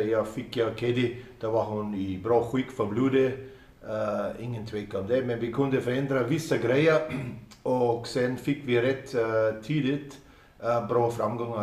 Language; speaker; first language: Swedish; non-native, fluent; German